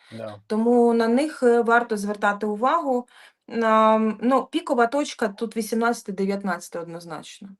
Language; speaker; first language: Ukrainian; non-native, local second language; Russian